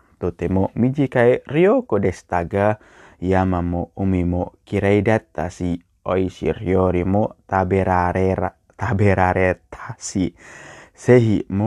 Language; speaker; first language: Japanese; non-native, learner; Indonesian